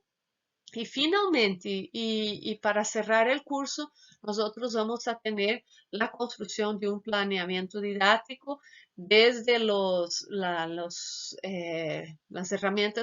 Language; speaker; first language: Spanish; non-native, fluent; Portuguese